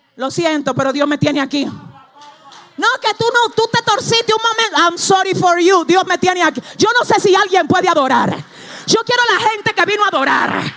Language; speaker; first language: Spanish; native; Spanish